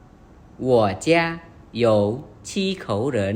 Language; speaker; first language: Chinese; non-native, fluent; Khmer